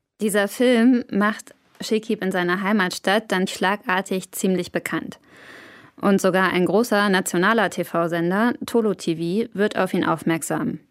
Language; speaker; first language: German; native; German